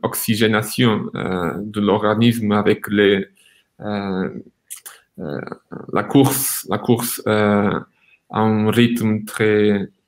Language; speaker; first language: French; non-native, fluent; Portuguese